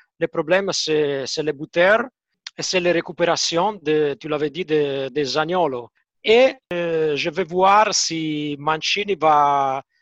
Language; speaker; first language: French; non-native, fluent; Italian